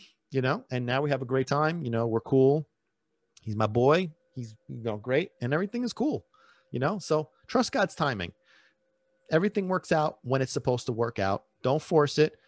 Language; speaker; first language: English; early bilingual, other home language; Italian